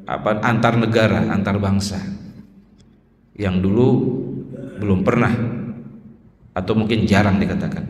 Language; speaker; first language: Indonesian; native; Indonesian